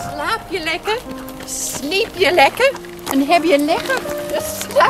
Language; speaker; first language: Dutch; non-native, learner; English